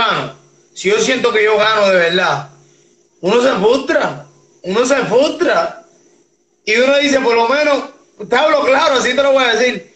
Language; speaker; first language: Spanish; native; Spanish